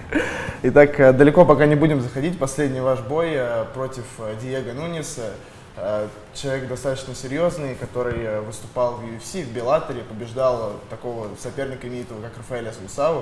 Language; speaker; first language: Russian; native; Russian